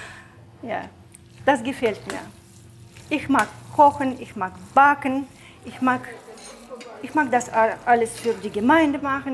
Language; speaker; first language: German; non-native, fluent; Russian